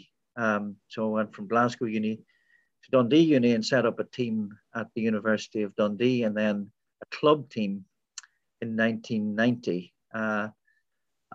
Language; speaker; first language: English; native; English